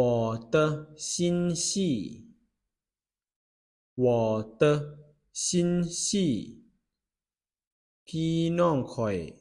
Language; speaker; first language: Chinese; non-native, fluent; Lao